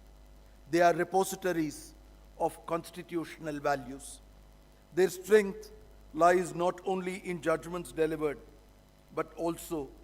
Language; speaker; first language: English; non-native, local second language; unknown